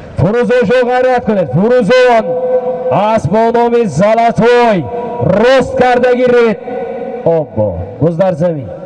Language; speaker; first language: Tajik; native; Tajik